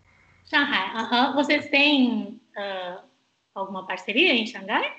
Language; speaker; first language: Portuguese; non-native, fluent; Chinese